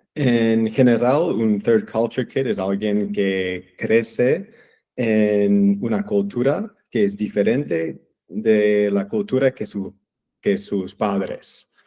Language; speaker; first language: Spanish; early bilingual, heritage; English